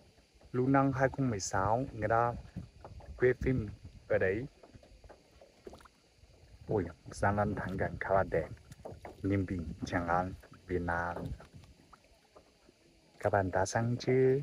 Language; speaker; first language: Vietnamese; non-native, fluent; Chinese